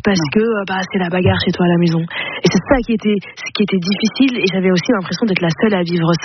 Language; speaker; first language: French; native; French